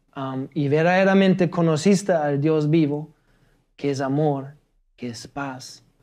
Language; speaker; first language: Spanish; non-native, fluent; German